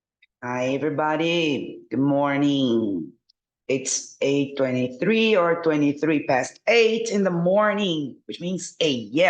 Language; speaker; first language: English; non-native, fluent; Portuguese